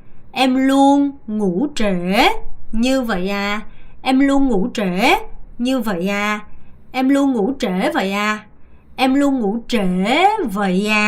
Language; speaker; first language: Vietnamese; non-native, fluent; Korean